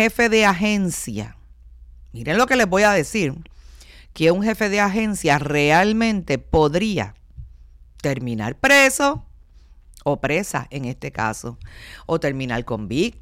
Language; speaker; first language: Spanish; native; Spanish